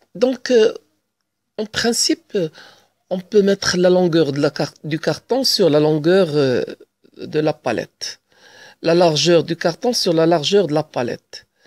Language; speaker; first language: French; non-native, local second language; Arabic